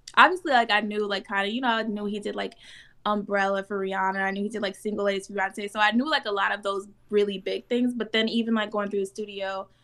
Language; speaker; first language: English; native; English